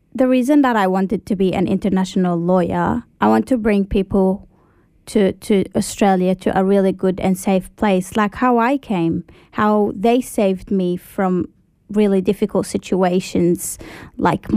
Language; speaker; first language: English; early bilingual, other home language; Arabic